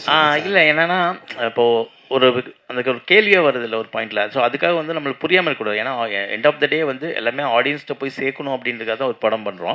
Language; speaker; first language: Tamil; native; Tamil